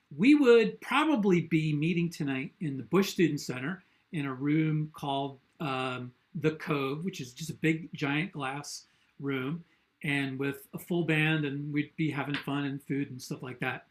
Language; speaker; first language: English; native; English